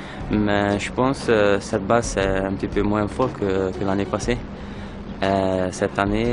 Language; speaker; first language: French; non-native, fluent; Hungarian